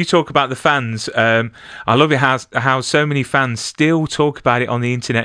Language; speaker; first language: English; native; English